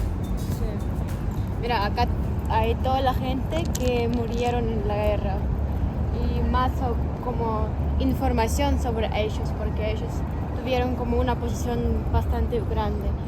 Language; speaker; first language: Spanish; non-native, fluent; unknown